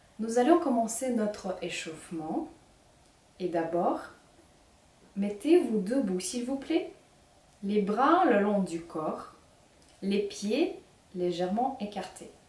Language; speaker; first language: French; non-native, fluent; Ukrainian